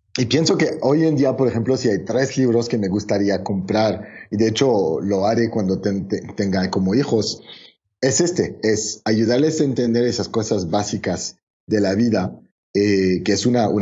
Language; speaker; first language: Spanish; non-native, fluent; French